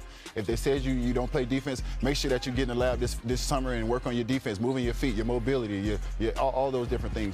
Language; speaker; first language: English; native; English